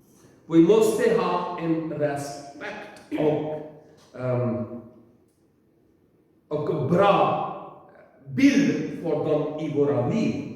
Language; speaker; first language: Swedish; non-native, learner; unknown